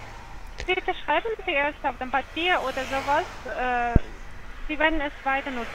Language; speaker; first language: German; non-native, learner; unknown